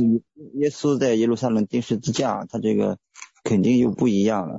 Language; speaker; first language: Chinese; native; Chinese